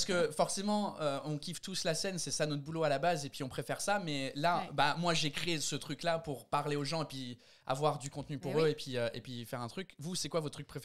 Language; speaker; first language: French; non-native, fluent; English